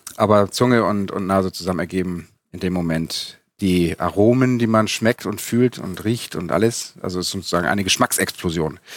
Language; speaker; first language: German; native; German